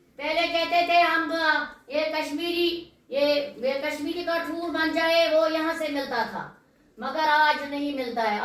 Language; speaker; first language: Hindi; non-native, local second language; Kashmiri